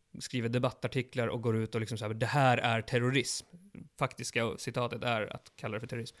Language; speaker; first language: Swedish; early bilingual, other home language; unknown